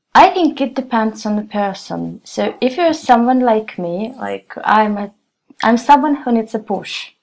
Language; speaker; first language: English; non-native, fluent; Russian